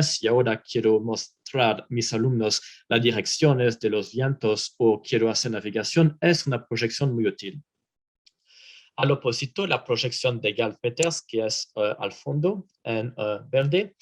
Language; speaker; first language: Spanish; non-native, fluent; French